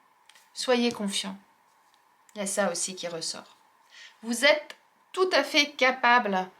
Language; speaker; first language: French; native; French